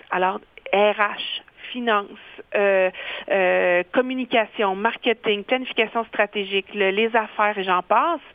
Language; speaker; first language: French; native; French